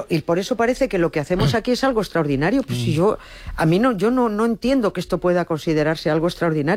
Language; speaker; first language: Spanish; native; Spanish